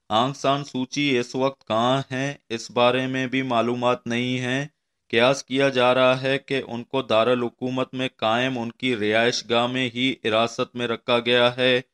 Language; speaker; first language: Urdu; non-native, local second language; Baluchi